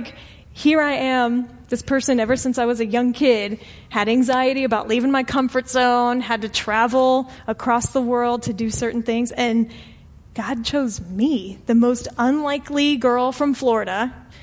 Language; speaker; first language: English; native; English